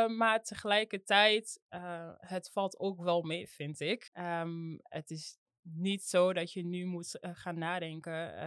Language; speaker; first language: Dutch; non-native, fluent; French